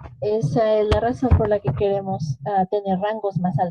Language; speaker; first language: Spanish; native; Spanish